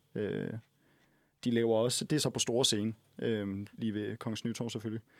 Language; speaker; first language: Danish; native; Danish